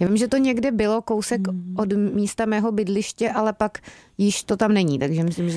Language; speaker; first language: Czech; native; Czech